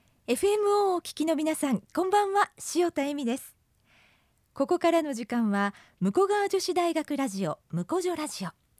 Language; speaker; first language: Japanese; native; Japanese